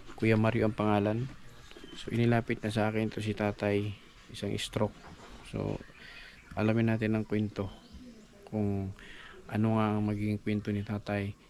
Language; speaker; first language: Filipino; non-native, local second language; Cebuano